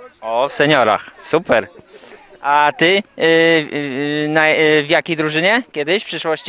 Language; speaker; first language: Polish; native; Polish